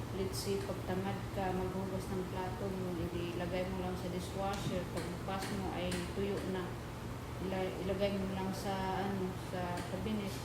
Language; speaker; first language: Filipino; non-native, local second language; Cebuano